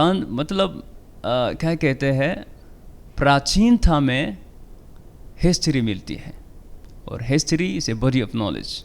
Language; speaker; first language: Hindi; non-native, fluent; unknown